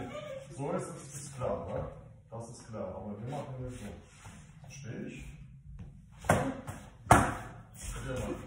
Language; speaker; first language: German; non-native, fluent; Russian